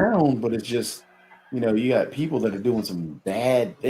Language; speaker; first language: English; native; English